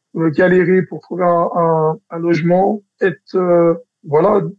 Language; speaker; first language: French; native; French